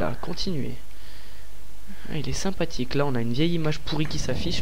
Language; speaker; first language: French; native; French